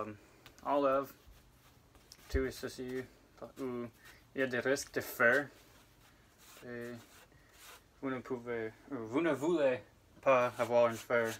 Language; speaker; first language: French; non-native, learner; English